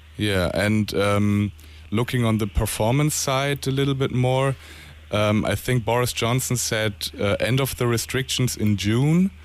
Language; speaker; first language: English; non-native, fluent; German